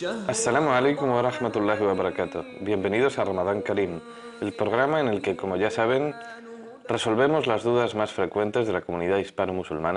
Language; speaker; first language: Spanish; native; Spanish